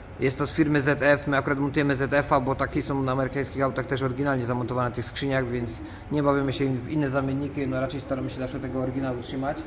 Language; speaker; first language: Polish; native; Polish